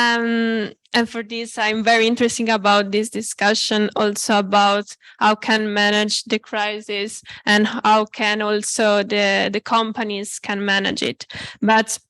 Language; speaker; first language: English; non-native, fluent; Italian